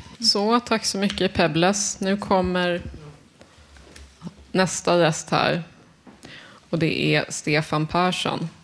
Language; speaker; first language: Swedish; native; Swedish